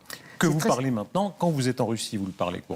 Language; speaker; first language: French; native; French